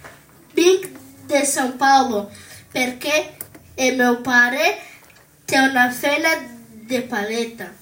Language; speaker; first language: Catalan; non-native, learner; Portuguese